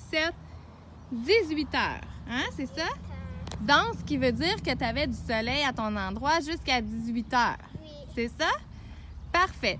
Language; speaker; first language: French; native; French